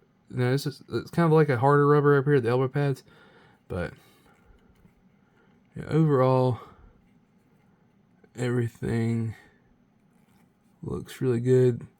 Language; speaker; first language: English; native; English